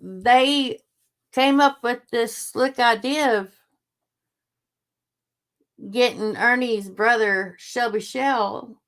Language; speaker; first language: English; native; English